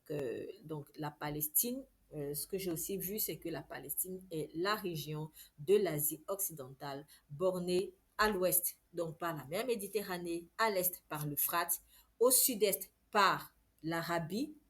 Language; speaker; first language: French; native; French